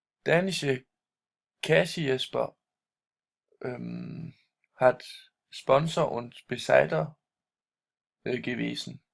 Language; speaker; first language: German; non-native, learner; Danish